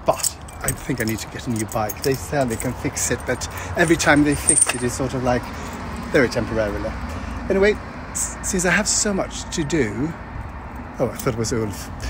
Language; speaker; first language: English; non-native, fluent; Swedish